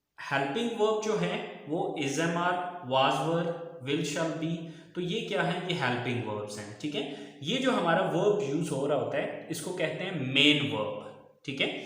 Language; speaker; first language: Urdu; native; Urdu